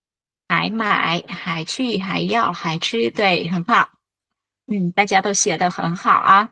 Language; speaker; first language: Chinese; non-native, fluent; Vietnamese